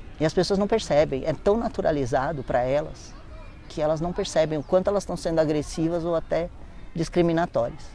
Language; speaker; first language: Portuguese; native; Portuguese